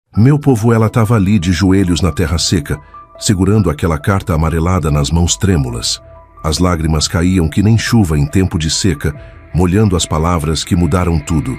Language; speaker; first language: Portuguese; native; Portuguese